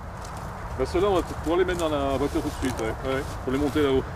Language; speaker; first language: French; native; French